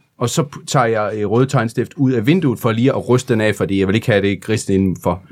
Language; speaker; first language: Danish; non-native, fluent; Polish